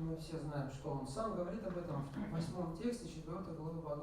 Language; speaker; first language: Russian; native; Russian